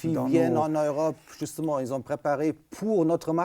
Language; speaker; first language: French; native; French